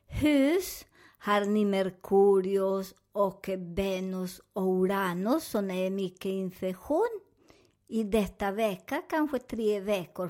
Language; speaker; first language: Swedish; non-native, learner; Spanish